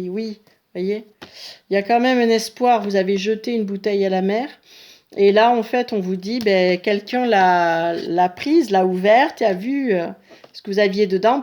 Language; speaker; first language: French; native; French